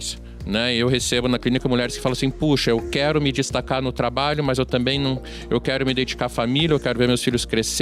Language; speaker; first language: Portuguese; native; Portuguese